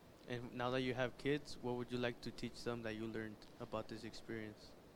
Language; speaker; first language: English; early bilingual, other home language; Spanish